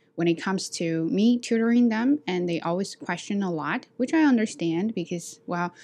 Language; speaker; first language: English; non-native, fluent; Chinese